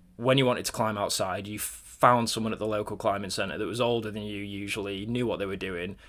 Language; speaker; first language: English; native; English